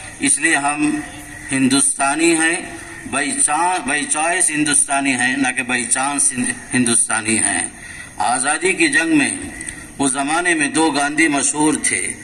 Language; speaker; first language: Urdu; native; Urdu